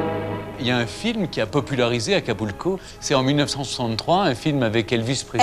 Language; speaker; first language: French; native; French